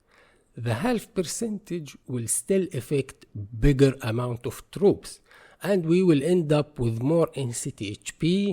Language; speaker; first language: English; non-native, fluent; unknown